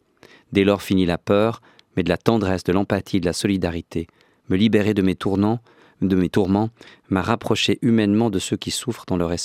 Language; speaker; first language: French; native; French